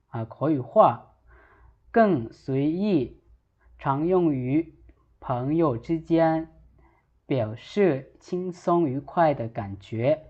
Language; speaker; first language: Chinese; non-native, fluent; Lao